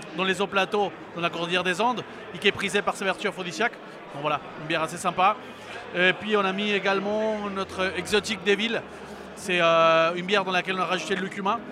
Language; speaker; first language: French; non-native, fluent; Spanish